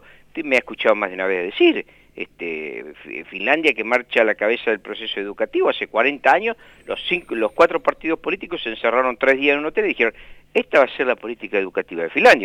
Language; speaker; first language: Spanish; native; Spanish